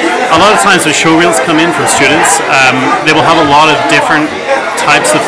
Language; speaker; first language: English; native; English